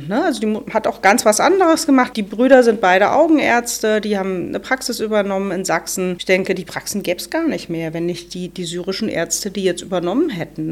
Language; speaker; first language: German; native; German